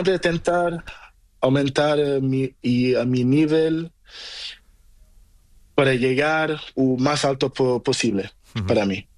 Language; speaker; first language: Spanish; non-native, learner; Portuguese